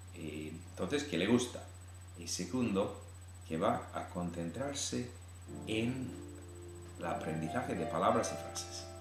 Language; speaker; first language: Spanish; non-native, fluent; English